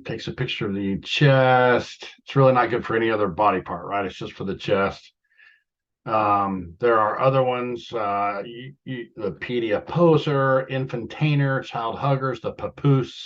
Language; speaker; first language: English; native; English